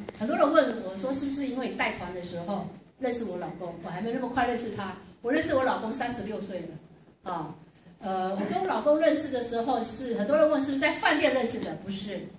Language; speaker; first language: Chinese; native; Chinese